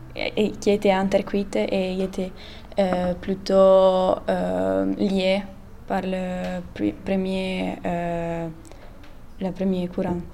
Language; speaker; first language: French; non-native, learner; Italian